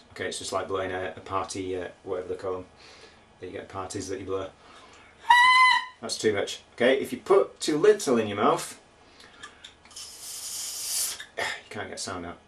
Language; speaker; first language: English; native; English